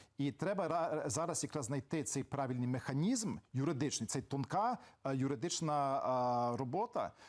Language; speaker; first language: Ukrainian; early bilingual, heritage; Ukrainian